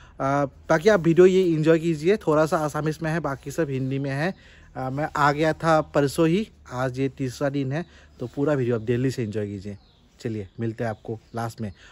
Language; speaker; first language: Hindi; non-native, local second language; Assamese